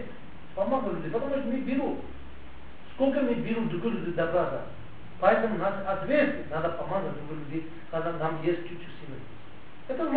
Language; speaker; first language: Russian; non-native, learner; Tibetan